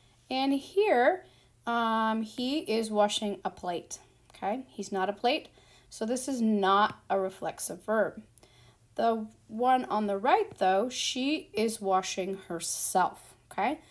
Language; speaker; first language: English; native; English